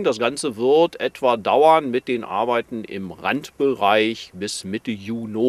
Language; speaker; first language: German; native; German